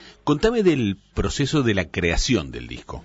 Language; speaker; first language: Spanish; native; Spanish